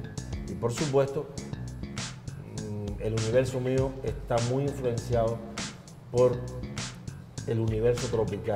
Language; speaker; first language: Spanish; native; Spanish